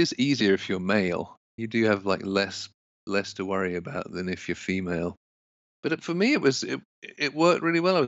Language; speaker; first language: English; native; English